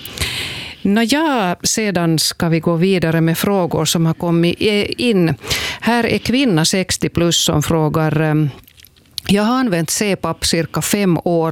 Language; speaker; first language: Swedish; native; Swedish